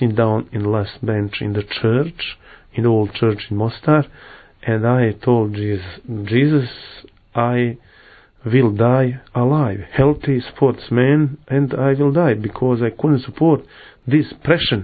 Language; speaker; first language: English; non-native, learner; Bosnian